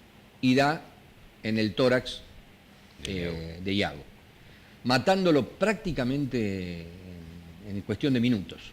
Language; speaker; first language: Spanish; native; Spanish